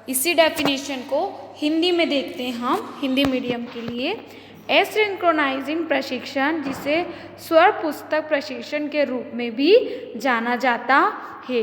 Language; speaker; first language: Hindi; native; Hindi